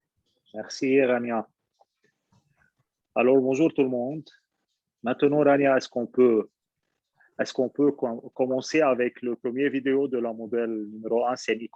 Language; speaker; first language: French; non-native, fluent; Arabic